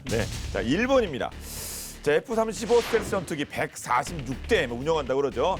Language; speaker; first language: Korean; native; Korean